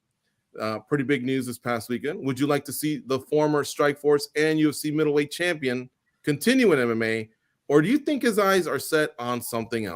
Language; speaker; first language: English; native; English